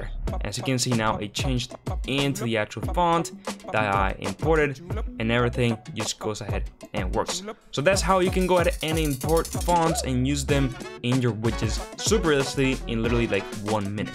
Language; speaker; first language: English; non-native, fluent; Spanish